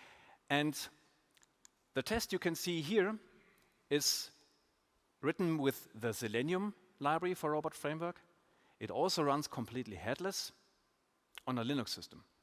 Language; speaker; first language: English; non-native, fluent; German